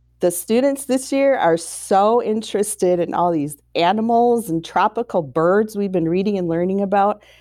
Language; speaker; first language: English; native; English